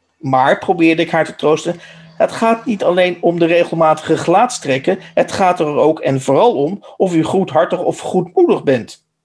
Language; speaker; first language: Dutch; native; Dutch